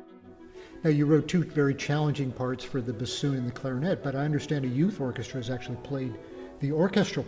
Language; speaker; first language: English; native; English